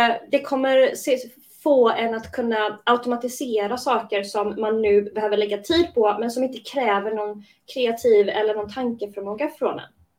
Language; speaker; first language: Swedish; native; Swedish